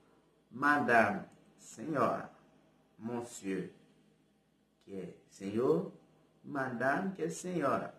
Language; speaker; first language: Portuguese; non-native, fluent; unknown